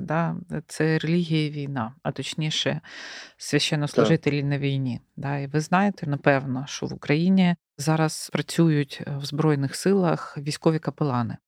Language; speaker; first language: Ukrainian; native; Ukrainian